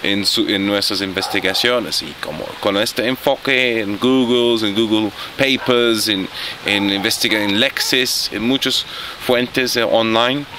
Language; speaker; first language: Spanish; non-native, fluent; Arabic